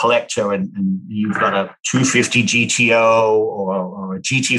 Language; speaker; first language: English; native; English